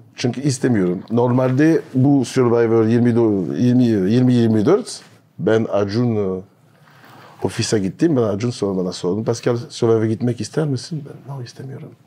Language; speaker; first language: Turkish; non-native, learner; French